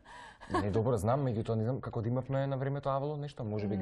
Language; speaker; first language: Macedonian; native; Macedonian